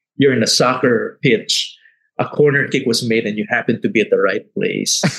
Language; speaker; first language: English; non-native, local second language; Filipino